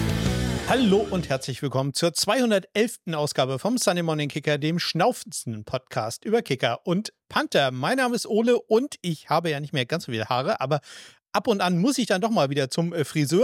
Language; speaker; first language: German; native; German